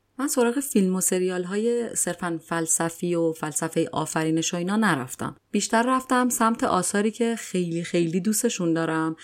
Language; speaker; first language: Persian; native; Persian